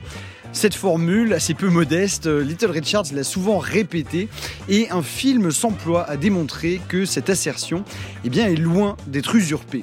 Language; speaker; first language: French; native; French